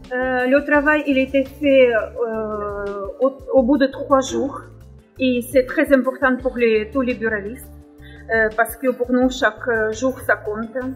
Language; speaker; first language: French; non-native, fluent; Russian